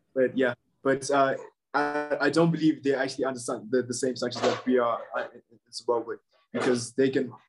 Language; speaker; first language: English; non-native, local second language; Shona